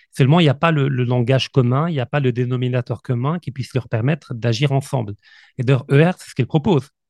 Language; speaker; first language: French; non-native, local second language; Arabic